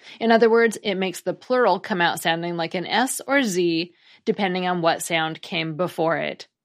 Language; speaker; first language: English; native; English